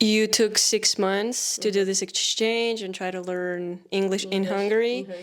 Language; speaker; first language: English; non-native, fluent; Spanish